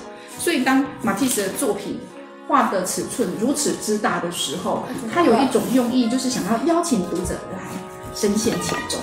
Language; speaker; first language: Chinese; native; Chinese